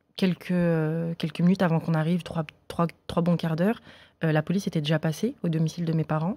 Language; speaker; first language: French; native; French